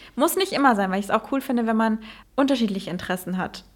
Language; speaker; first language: German; early bilingual, heritage; Dutch